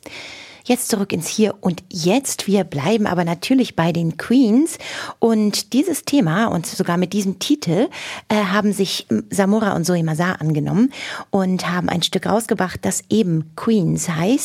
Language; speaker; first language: German; native; German